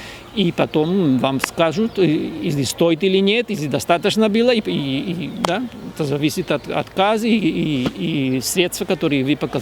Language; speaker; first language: Russian; non-native, fluent; Spanish